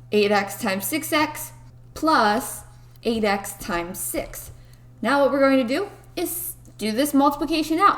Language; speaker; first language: English; native; English